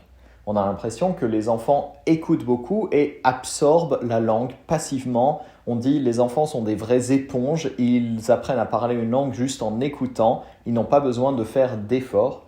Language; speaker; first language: French; native; French